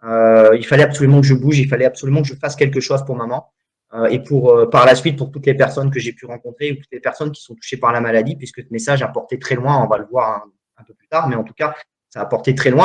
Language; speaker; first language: French; native; French